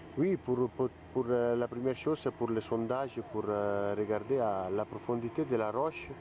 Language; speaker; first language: French; non-native, fluent; Italian